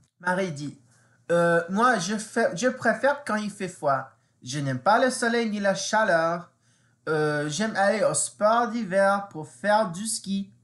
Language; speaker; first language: French; non-native, fluent; English